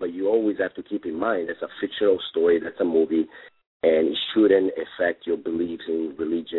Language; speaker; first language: English; non-native, fluent; Italian